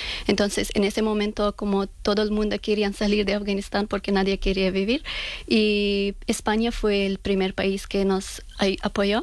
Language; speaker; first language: Spanish; non-native, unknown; Persian